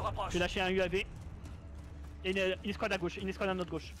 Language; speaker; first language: French; native; French